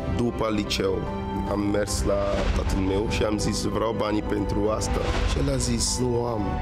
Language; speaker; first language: Romanian; non-native, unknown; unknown